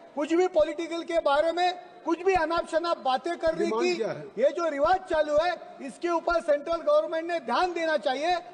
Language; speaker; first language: Hindi; non-native, local second language; Marathi